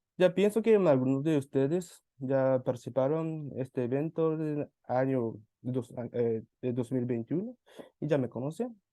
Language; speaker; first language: Spanish; non-native, fluent; Japanese